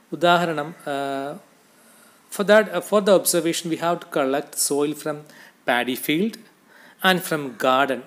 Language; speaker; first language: English; non-native, local second language; Malayalam